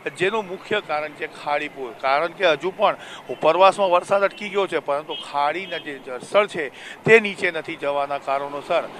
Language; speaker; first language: Gujarati; native; Gujarati